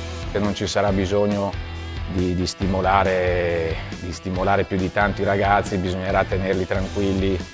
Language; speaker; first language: Italian; native; Italian